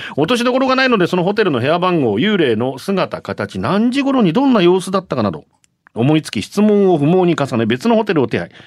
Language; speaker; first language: Japanese; native; Japanese